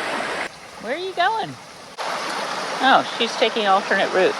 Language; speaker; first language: English; native; English